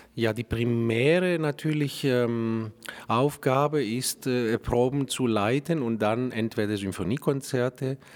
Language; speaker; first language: German; non-native, fluent; Greek